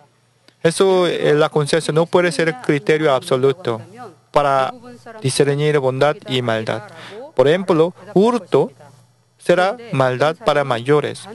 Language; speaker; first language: Spanish; non-native, learner; Korean